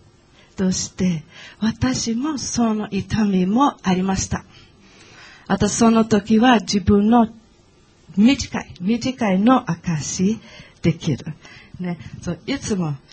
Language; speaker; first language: Japanese; non-native, learner; Portuguese